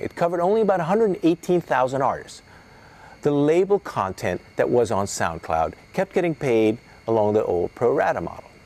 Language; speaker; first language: English; native; English